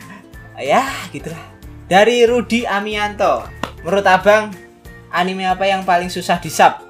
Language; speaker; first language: Indonesian; native; Indonesian